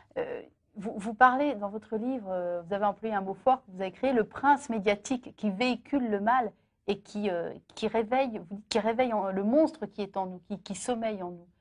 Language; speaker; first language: French; native; French